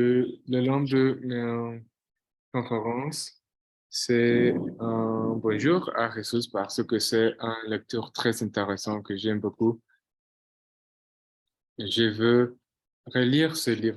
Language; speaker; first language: French; non-native, fluent; Portuguese